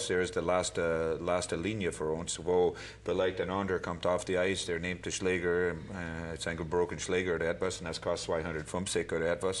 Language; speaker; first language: German; non-native, learner; English